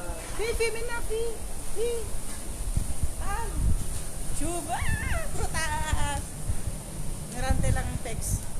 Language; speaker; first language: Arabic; non-native, learner; Filipino